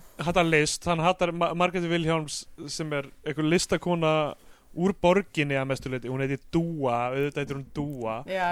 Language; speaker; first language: Icelandic; native; Icelandic